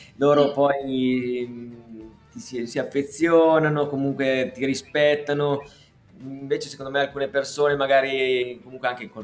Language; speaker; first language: Italian; native; Italian